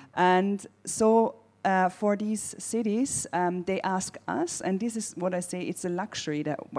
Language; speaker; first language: English; non-native, fluent; German